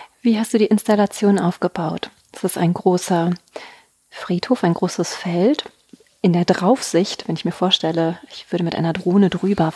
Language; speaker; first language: German; native; German